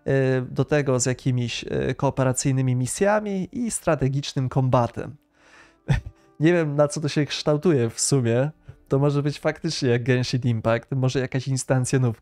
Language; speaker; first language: Polish; native; Polish